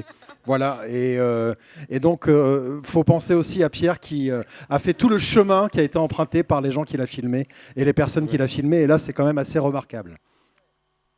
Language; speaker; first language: French; native; French